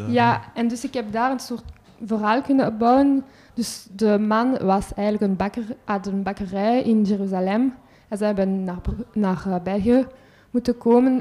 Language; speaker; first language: Dutch; non-native, local second language; French